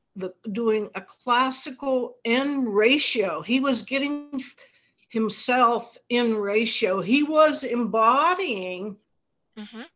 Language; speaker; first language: English; native; English